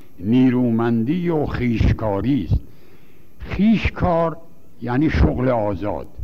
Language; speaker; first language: Persian; native; Persian